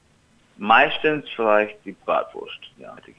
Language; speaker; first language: German; early bilingual, heritage; German